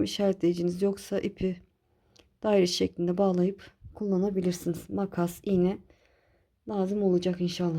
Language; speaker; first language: Turkish; native; Turkish